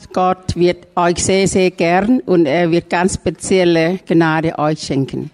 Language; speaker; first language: German; non-native, learner; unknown